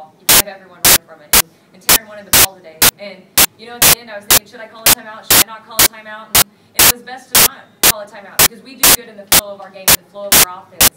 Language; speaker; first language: English; native; English